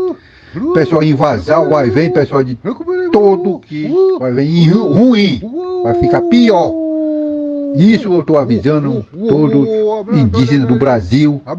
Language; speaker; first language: Portuguese; non-native, local second language; Kayapó